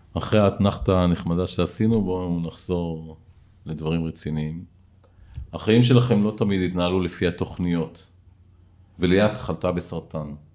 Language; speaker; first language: Hebrew; native; Hebrew